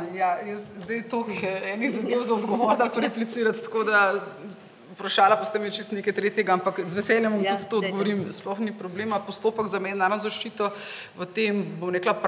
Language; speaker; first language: Slovenian; native; Slovenian